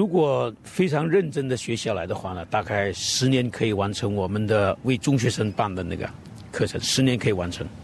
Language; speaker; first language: Chinese; native; Chinese